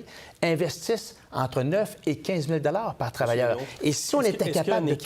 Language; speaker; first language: French; native; French